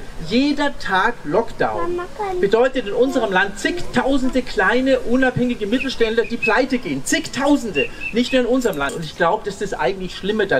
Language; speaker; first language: German; native; German